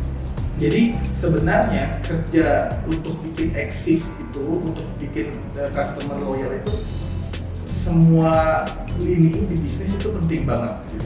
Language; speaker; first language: Indonesian; native; Indonesian